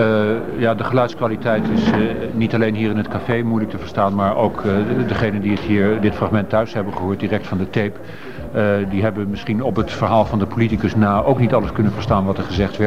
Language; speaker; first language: Dutch; native; Dutch